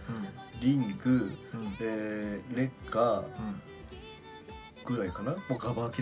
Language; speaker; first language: Japanese; native; Japanese